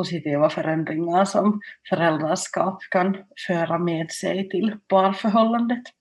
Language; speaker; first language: Swedish; non-native, local second language; Finnish